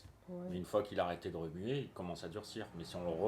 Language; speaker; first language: French; native; French